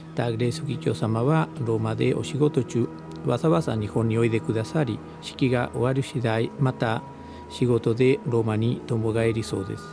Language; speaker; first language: Japanese; non-native, fluent; Spanish